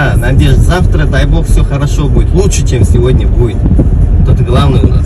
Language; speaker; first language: Russian; non-native, local second language; Uzbek